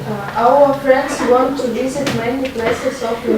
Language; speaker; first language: English; non-native, learner; Russian